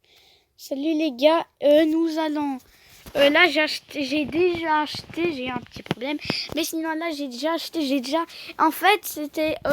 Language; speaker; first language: French; native; French